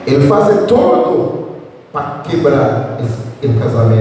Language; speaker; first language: Portuguese; non-native, learner; Haitian Creole